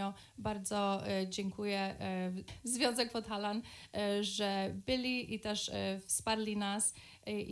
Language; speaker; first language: Polish; early bilingual, other home language; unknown